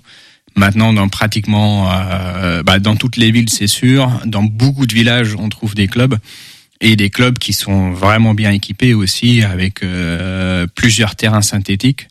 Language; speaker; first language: French; early bilingual, heritage; Dutch